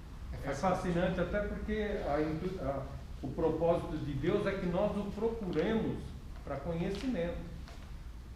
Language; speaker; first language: Portuguese; native; Portuguese